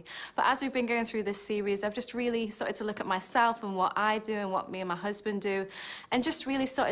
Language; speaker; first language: English; native; English